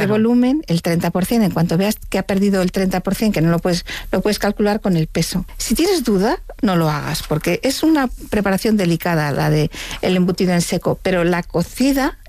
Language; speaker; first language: Spanish; native; Spanish